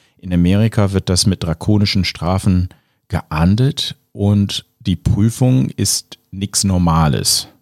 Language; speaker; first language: German; non-native, fluent; English